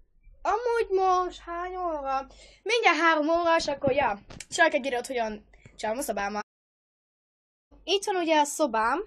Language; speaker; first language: Hungarian; early bilingual, heritage; Hungarian